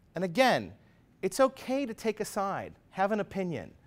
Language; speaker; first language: English; native; English